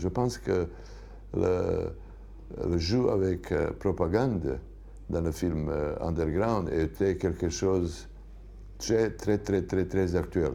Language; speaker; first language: French; non-native, learner; Serbian